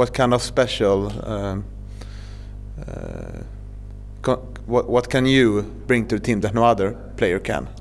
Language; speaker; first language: English; non-native, fluent; Swedish